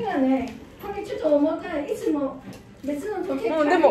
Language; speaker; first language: Japanese; non-native, fluent; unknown